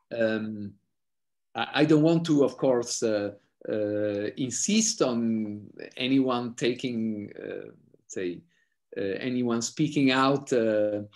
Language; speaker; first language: English; non-native, fluent; Italian